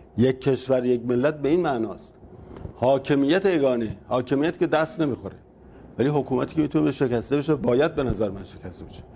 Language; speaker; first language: Persian; native; Persian